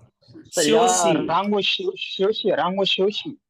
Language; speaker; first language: Chinese; non-native, learner; Urdu